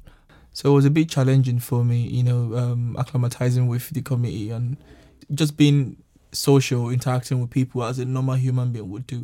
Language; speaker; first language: English; non-native, local second language; Yoruba